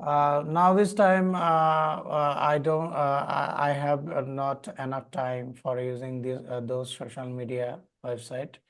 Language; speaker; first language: English; non-native, learner; Bangla